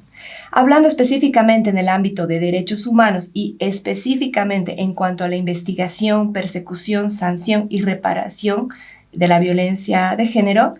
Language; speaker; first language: Spanish; native; Spanish